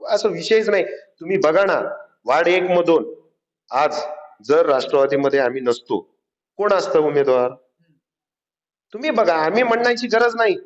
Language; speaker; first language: Marathi; native; Marathi